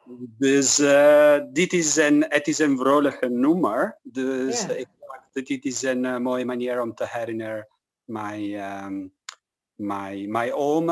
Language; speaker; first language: Dutch; non-native, fluent; Italian